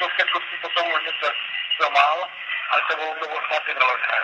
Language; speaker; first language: Czech; non-native, local second language; Romany